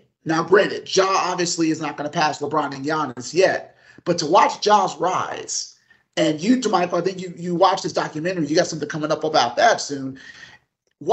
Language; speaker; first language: English; native; English